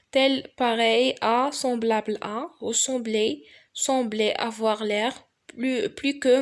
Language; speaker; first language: French; non-native, local second language; Arabic